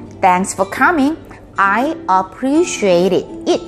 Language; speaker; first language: English; non-native, fluent; Korean